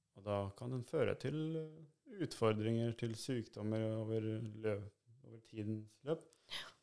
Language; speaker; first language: Norwegian; early bilingual, other home language; Albanian